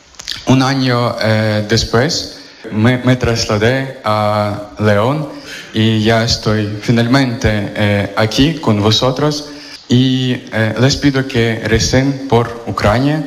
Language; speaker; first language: Spanish; non-native, fluent; Ukrainian